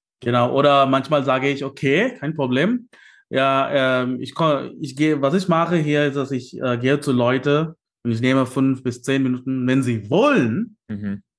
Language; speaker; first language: German; non-native, fluent; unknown